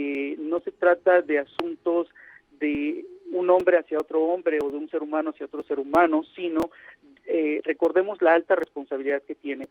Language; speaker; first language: Spanish; native; Spanish